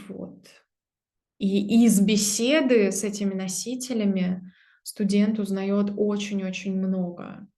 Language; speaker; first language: Russian; native; Russian